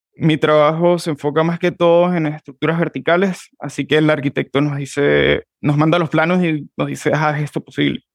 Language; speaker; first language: Spanish; native; Spanish